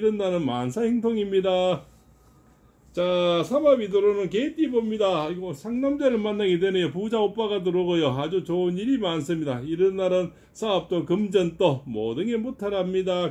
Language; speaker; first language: Korean; native; Korean